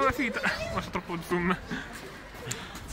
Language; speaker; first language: Italian; native; Italian